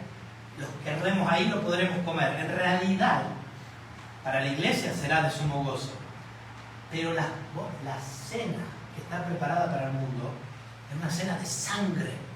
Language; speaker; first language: Spanish; native; Spanish